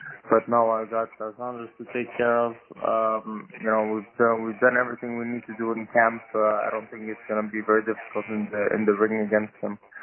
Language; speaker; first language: English; non-native, local second language; French